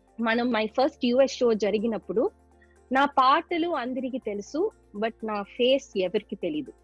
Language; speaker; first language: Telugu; non-native, local second language; Tamil